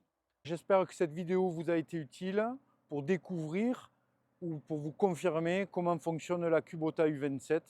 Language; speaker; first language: French; native; French